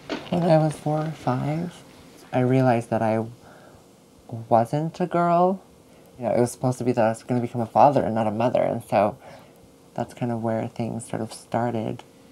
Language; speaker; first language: English; early bilingual, other home language; Japanese